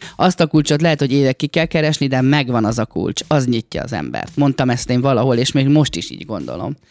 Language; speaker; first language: Hungarian; native; Hungarian